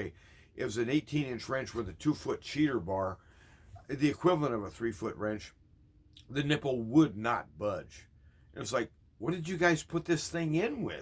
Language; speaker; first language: English; native; English